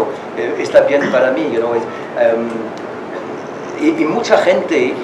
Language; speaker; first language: Spanish; non-native, learner; French